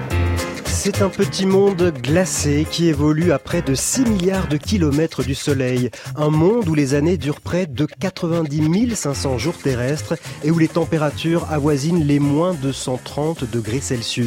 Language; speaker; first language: French; native; French